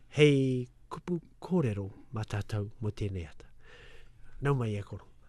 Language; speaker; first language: Māori; native; Māori